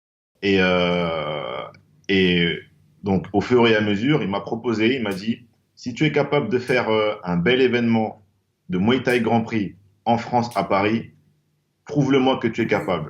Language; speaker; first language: French; native; French